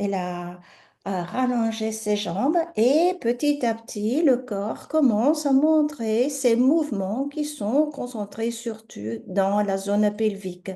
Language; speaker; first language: French; native; French